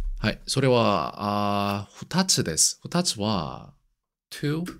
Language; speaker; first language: Japanese; non-native, learner; Korean